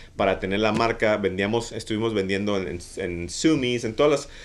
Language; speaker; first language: Spanish; native; Spanish